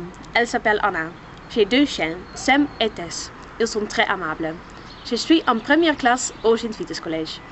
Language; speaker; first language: French; non-native, learner; Dutch